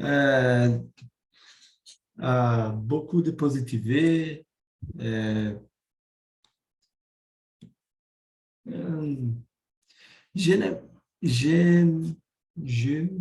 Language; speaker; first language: French; non-native, learner; Portuguese